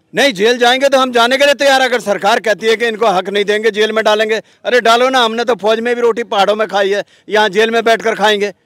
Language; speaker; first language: Hindi; native; Hindi